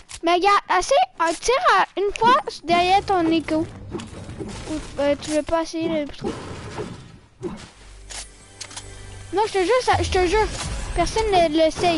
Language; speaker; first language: French; native; French